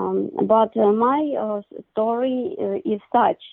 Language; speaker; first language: English; non-native, learner; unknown